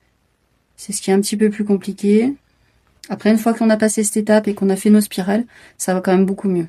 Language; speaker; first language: French; native; French